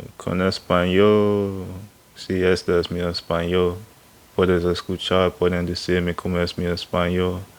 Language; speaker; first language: Spanish; non-native, learner; English